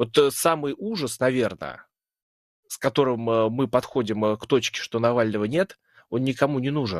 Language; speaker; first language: Russian; native; Russian